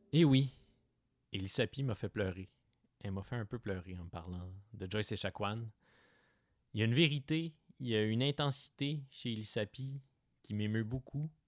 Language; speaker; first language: French; native; French